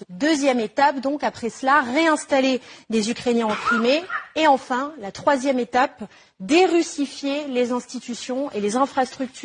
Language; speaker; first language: French; native; French